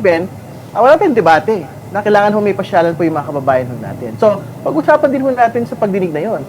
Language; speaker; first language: Filipino; native; Filipino